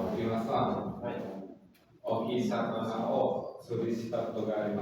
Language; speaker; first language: Japanese; non-native, learner; Indonesian